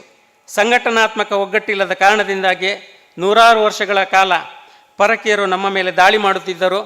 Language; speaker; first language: Kannada; native; Kannada